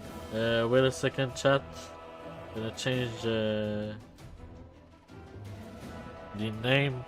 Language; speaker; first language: English; non-native, learner; French